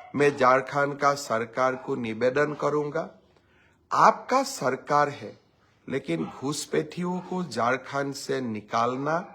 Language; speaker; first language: Hindi; non-native, local second language; Assamese